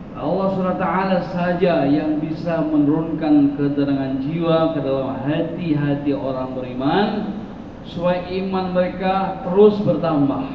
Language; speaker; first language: Indonesian; non-native, learner; English